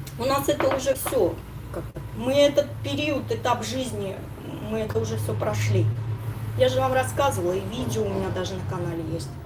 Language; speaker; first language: Russian; native; Russian